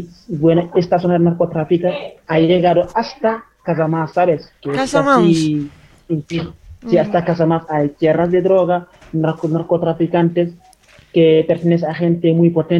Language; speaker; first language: Spanish; non-native, fluent; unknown